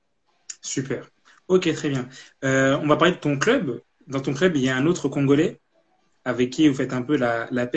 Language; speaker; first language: French; native; French